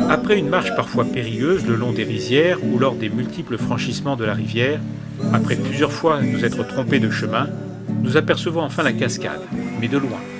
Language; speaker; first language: French; native; French